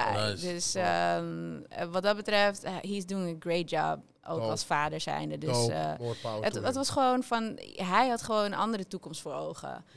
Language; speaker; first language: Dutch; native; Dutch